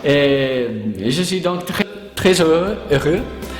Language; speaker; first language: French; non-native, learner; Italian